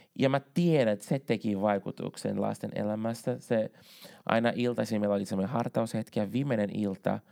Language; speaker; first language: Finnish; non-native, fluent; Portuguese